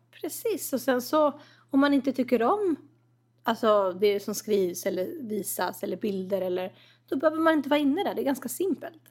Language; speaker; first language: Swedish; native; Swedish